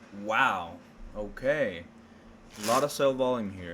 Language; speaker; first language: English; early bilingual, other home language; Spanish